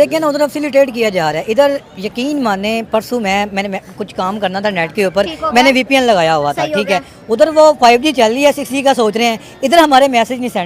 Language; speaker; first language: Hindi; non-native, local second language; Punjabi